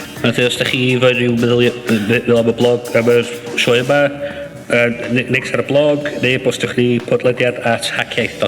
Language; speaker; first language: Welsh; native; Welsh